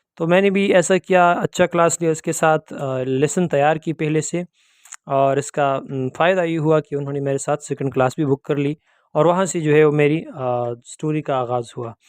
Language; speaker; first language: Urdu; non-native, local second language; Pashto